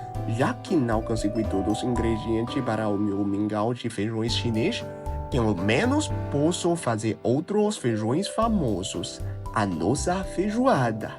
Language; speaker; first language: Portuguese; non-native, learner; Chinese